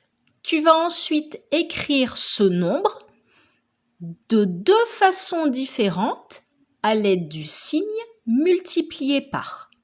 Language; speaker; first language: French; native; French